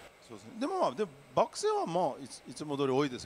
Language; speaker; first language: Japanese; native; Japanese